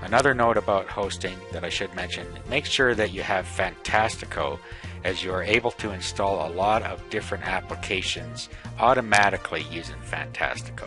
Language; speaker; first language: English; native; English